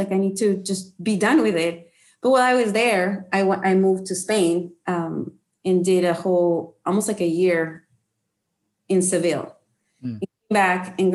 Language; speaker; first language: English; non-native, fluent; Spanish